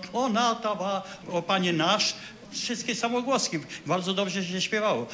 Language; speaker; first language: Polish; native; Polish